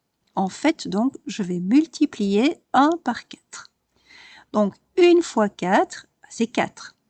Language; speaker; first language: French; native; French